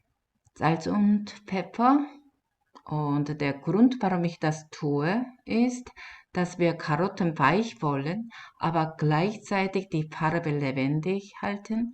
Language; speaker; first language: German; non-native, fluent; Korean